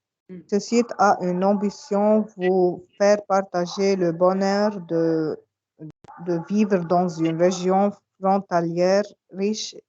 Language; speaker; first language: French; non-native, learner; Arabic